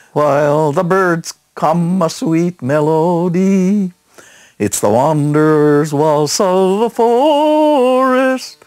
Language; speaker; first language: English; early bilingual, other home language; Finnish